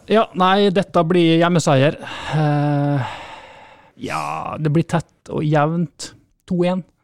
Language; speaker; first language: Norwegian; native; Norwegian